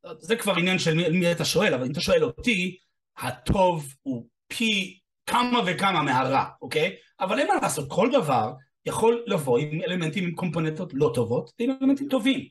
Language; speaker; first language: Hebrew; non-native, fluent; English